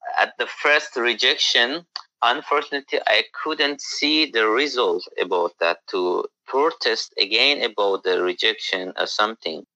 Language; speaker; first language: English; non-native, learner; Persian